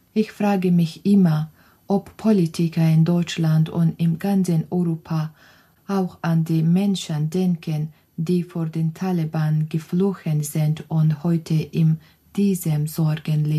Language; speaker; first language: German; non-native, fluent; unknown